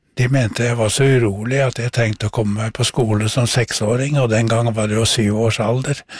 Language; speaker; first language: Norwegian; native; Norwegian